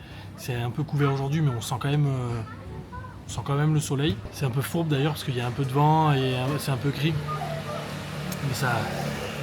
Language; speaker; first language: French; native; French